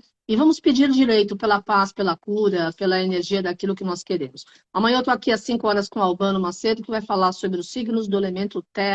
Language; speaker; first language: Portuguese; native; Portuguese